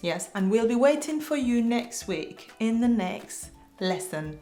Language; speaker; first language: English; non-native, fluent; Spanish